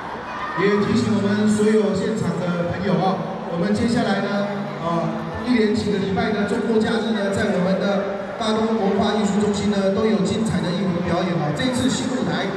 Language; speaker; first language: Chinese; native; Chinese